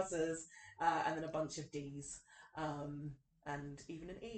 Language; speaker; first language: English; native; English